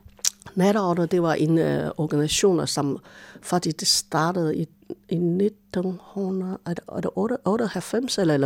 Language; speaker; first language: Danish; non-native, fluent; Chinese